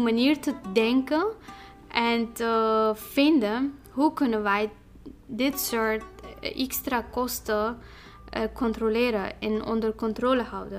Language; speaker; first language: Dutch; non-native, fluent; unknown